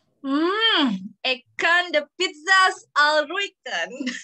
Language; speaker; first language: Dutch; non-native, learner; Indonesian